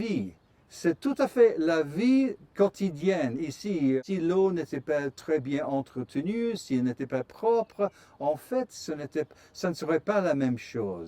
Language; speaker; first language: French; non-native, fluent; English